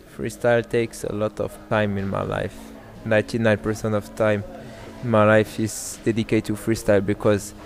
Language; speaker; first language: English; non-native, fluent; French